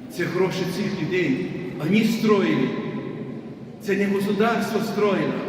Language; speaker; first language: Ukrainian; non-native, local second language; Russian